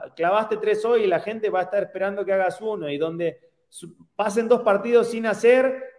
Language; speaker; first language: Spanish; native; Spanish